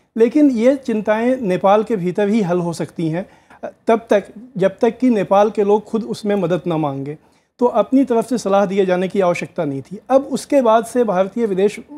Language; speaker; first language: Hindi; native; Hindi